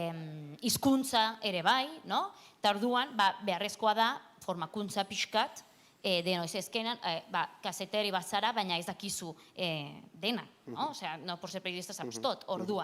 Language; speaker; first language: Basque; non-native, local second language; Catalan